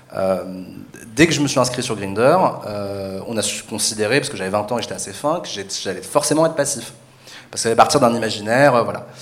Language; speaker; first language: French; native; French